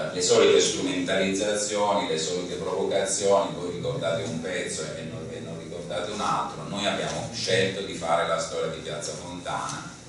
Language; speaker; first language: Italian; native; Italian